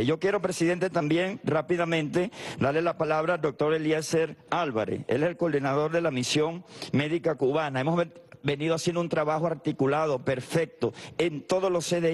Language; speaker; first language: Spanish; native; Spanish